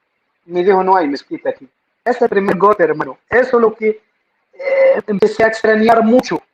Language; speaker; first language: Spanish; non-native, fluent; Arabic